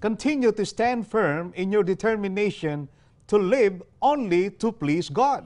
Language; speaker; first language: English; non-native, local second language; Filipino